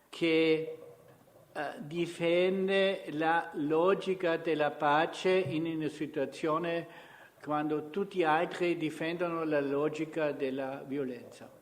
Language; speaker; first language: Italian; non-native, fluent; German